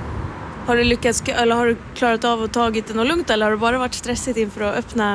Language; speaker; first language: Swedish; native; Swedish